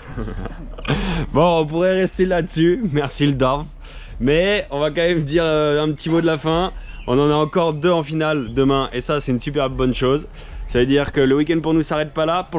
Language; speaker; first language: French; native; French